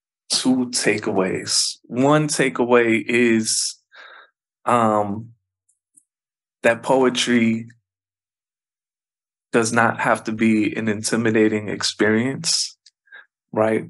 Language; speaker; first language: English; early bilingual, other home language; Spanish